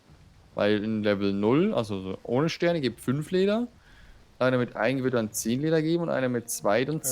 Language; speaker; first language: German; native; German